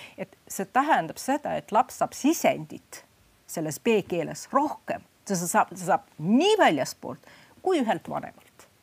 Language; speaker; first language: Estonian; non-native, fluent; Russian